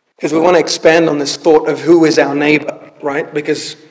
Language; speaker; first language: English; early bilingual, other home language; Arabic